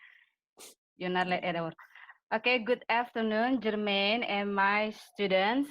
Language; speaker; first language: English; non-native, fluent; Indonesian